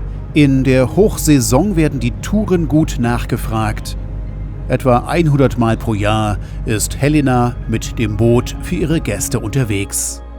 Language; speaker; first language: German; native; German